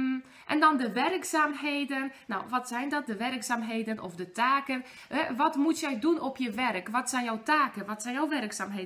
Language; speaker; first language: Dutch; non-native, fluent; Polish